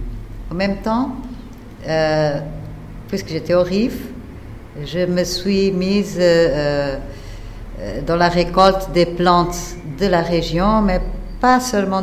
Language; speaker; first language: French; non-native, fluent; Portuguese